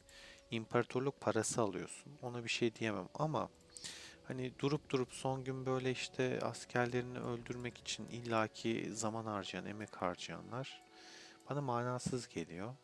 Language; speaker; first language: Turkish; native; Turkish